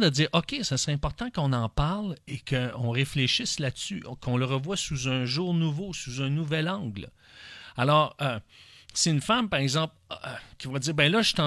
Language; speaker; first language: French; native; French